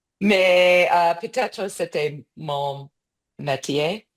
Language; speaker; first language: French; non-native, learner; English